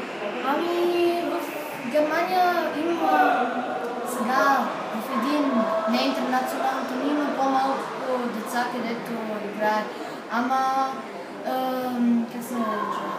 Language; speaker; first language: Bulgarian; early bilingual, heritage; Bulgarian